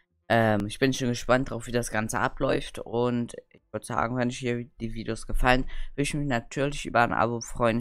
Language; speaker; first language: German; native; German